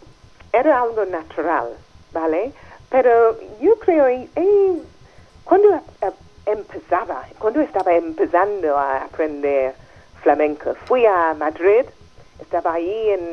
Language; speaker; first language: Spanish; non-native, fluent; English